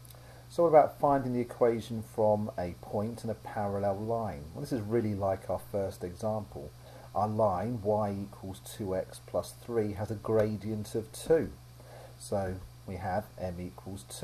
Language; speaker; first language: English; native; English